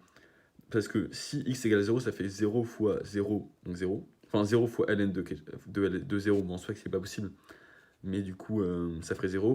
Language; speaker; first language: French; native; French